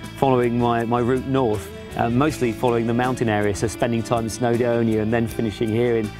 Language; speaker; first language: English; native; English